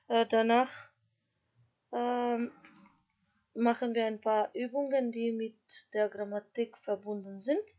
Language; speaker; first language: German; non-native, fluent; Macedonian